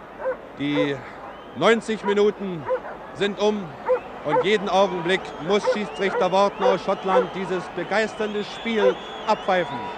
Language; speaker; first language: German; native; German